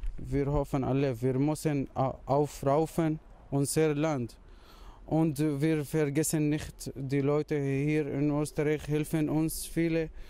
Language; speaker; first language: German; non-native, learner; Arabic